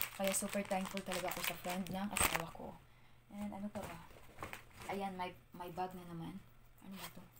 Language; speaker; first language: Filipino; native; Filipino